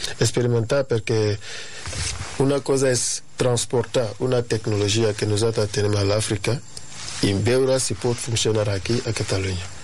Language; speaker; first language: Catalan; non-native, fluent; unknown